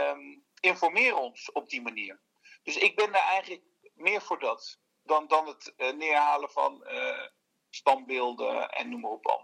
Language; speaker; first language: Dutch; early bilingual, other home language; Turkish